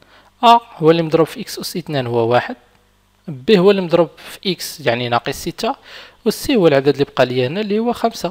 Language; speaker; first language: Arabic; native; Arabic